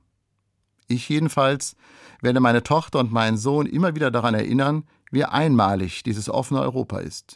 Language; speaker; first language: German; native; German